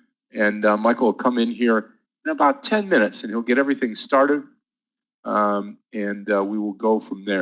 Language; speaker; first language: English; native; English